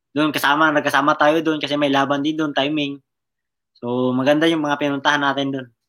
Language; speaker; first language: Filipino; non-native, local second language; Cebuano